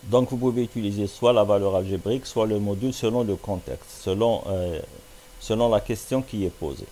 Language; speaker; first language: French; non-native, local second language; Arabic